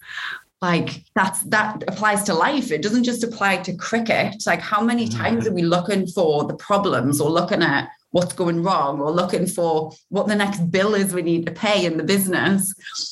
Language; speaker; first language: English; native; English